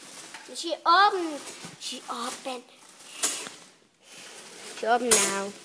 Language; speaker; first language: English; non-native, learner; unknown